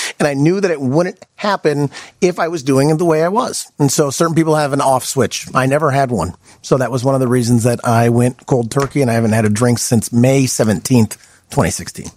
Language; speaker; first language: English; native; English